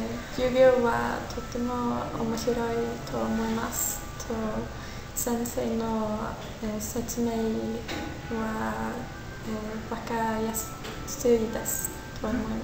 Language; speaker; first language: Japanese; non-native, learner; Swedish